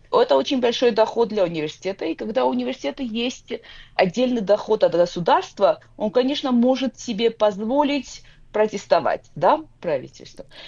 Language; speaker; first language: Russian; non-native, local second language; Georgian